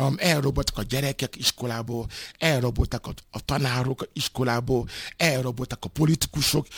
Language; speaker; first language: Hungarian; non-native, learner; Yoruba